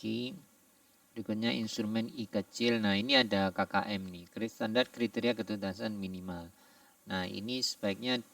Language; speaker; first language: Indonesian; native; Indonesian